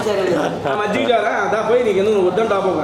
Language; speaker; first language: Telugu; native; Telugu